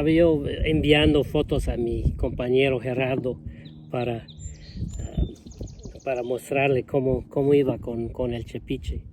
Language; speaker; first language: Spanish; non-native, fluent; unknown